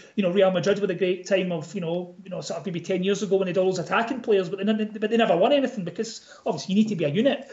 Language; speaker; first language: English; native; English